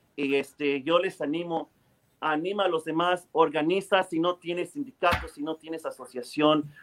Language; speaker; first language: Spanish; early bilingual, heritage; Spanish